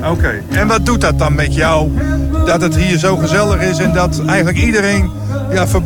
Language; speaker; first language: Dutch; native; Dutch